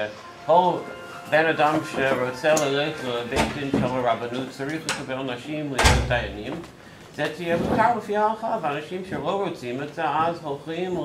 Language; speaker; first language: Hebrew; non-native, fluent; English